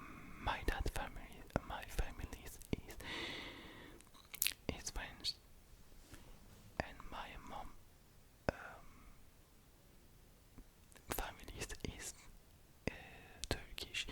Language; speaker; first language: English; non-native, learner; French